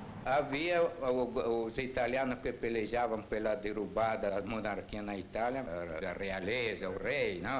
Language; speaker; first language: Portuguese; non-native, fluent; Italian